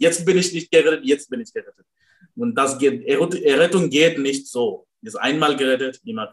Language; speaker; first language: German; non-native, fluent; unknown